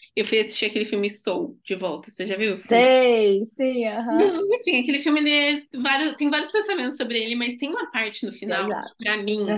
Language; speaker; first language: Portuguese; native; Portuguese